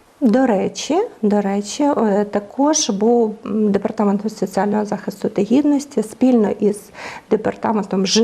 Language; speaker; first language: Ukrainian; native; Ukrainian